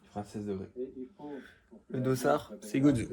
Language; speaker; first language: French; native; French